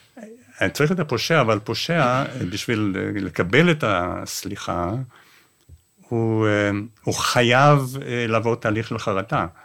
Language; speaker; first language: Hebrew; non-native, fluent; English